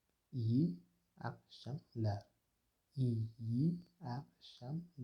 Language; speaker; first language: Turkish; non-native, fluent; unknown